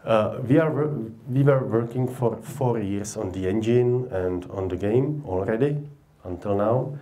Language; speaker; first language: English; non-native, fluent; Czech